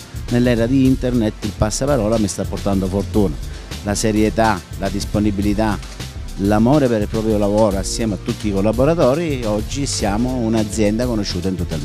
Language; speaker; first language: Italian; native; Italian